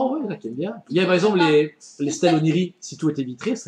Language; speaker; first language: French; native; French